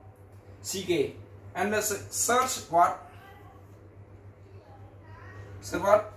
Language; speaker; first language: English; non-native, learner; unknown